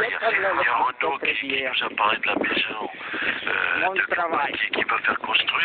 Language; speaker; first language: French; native; French